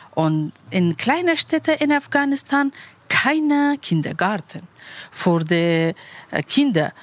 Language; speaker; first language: German; non-native, learner; Persian